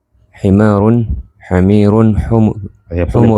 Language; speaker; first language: Arabic; non-native, learner; Indonesian